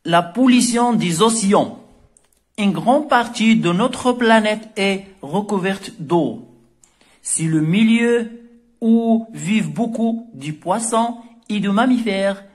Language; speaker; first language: French; non-native, local second language; Arabic